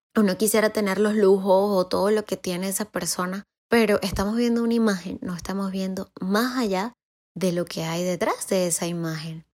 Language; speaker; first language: Spanish; native; Spanish